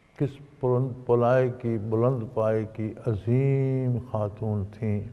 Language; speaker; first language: Urdu; non-native, local second language; Punjabi